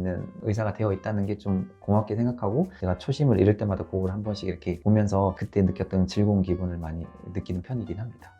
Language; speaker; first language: Korean; native; Korean